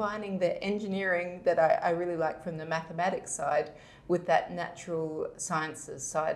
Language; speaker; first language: English; native; English